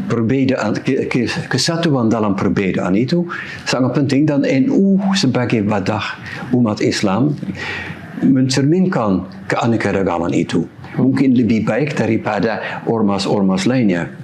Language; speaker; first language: Indonesian; non-native, fluent; Dutch